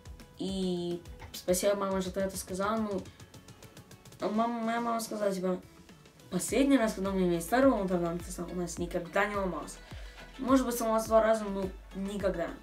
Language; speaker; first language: Russian; early bilingual, other home language; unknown